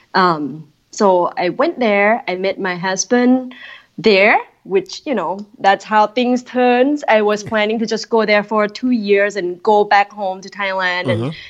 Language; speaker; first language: English; non-native, fluent; Thai